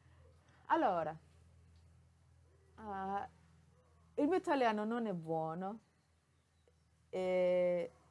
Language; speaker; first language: Italian; non-native, learner; Spanish